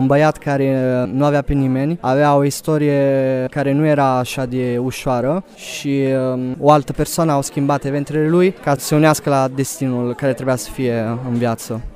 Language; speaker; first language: Romanian; early bilingual, heritage; Romanian